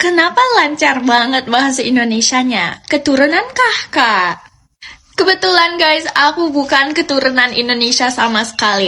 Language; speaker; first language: Indonesian; non-native, fluent; English